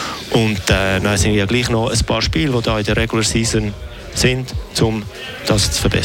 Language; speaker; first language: German; native; German